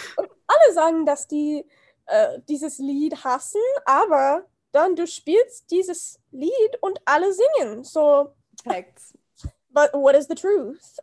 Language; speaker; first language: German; non-native, learner; English